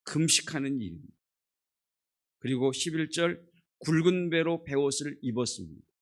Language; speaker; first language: Korean; native; Korean